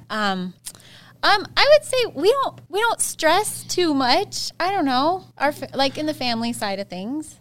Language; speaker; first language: English; native; English